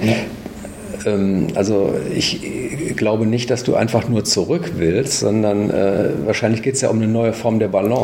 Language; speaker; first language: German; native; German